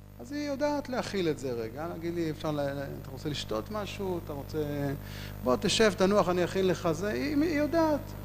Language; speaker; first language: Hebrew; native; Hebrew